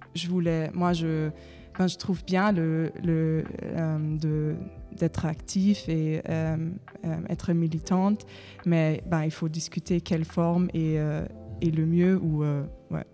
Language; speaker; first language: French; non-native, fluent; German